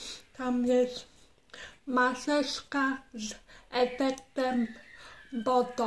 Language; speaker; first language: Polish; non-native, learner; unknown